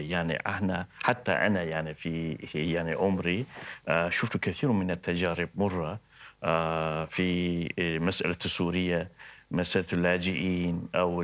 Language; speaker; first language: Arabic; non-native, fluent; Turkish